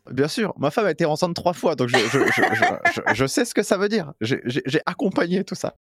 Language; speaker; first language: French; native; French